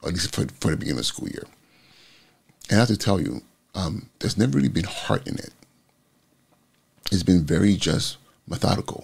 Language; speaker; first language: English; native; English